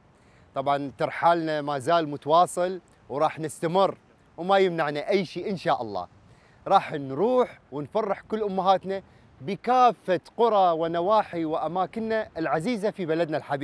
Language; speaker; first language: Arabic; native; Arabic